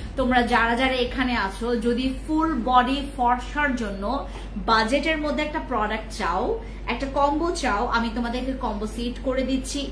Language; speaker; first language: Bangla; non-native, local second language; Khasi